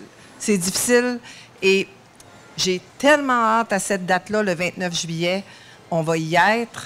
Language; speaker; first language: French; native; French